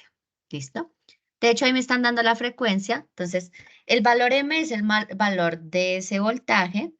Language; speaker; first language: Spanish; native; Spanish